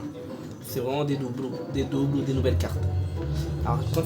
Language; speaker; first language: French; native; French